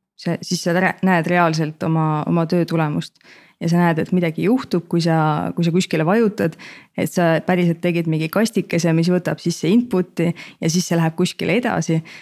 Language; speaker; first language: Estonian; native; Estonian